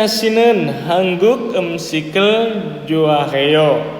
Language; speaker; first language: Korean; non-native, learner; Indonesian